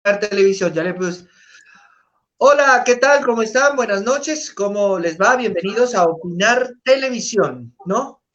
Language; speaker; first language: Spanish; native; Spanish